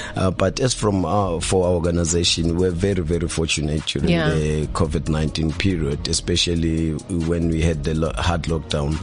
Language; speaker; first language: English; non-native, local second language; Zulu